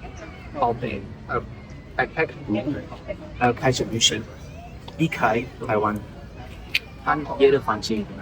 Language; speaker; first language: Chinese; non-native, learner; German